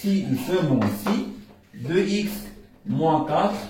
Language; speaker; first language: French; non-native, local second language; Arabic